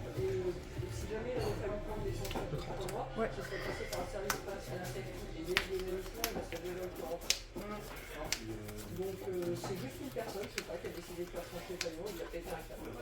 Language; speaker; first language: French; native; French